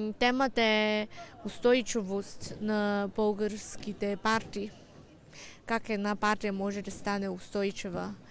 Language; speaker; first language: Bulgarian; non-native, fluent; Chinese